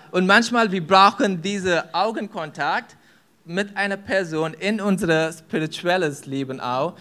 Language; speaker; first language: German; non-native, fluent; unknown